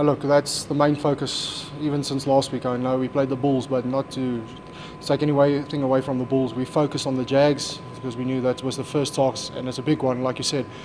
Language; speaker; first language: English; non-native, local second language; Afrikaans